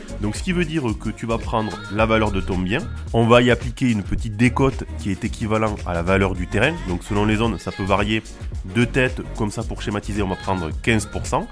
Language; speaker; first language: French; native; French